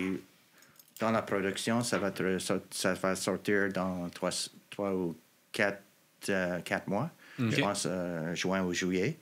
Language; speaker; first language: French; non-native, local second language; English